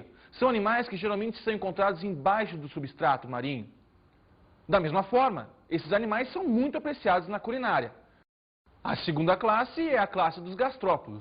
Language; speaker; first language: Portuguese; native; Portuguese